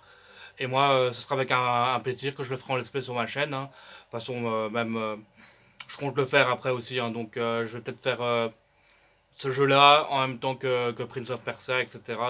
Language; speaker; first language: French; native; French